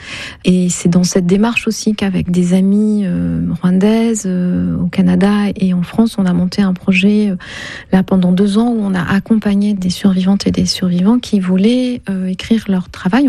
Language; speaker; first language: French; non-native, local second language; Kinyarwanda